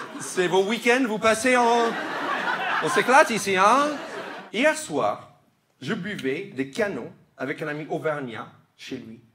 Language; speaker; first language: French; non-native, fluent; English